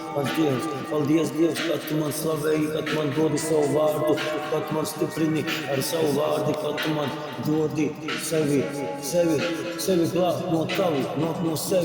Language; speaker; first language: Latvian; non-native, local second language; Russian